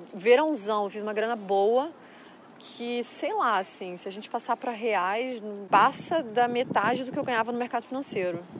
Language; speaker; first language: Portuguese; native; Portuguese